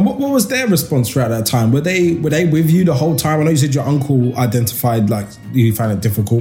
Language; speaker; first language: English; native; English